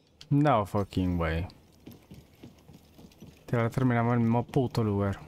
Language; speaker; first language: Spanish; native; Spanish